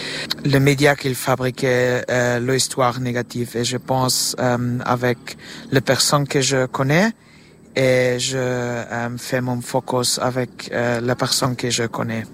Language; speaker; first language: French; non-native, learner; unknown